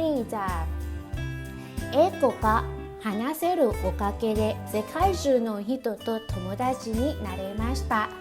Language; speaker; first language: Japanese; non-native, fluent; Thai